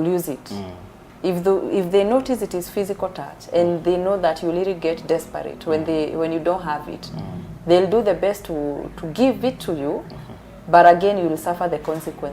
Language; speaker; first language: English; non-native, local second language; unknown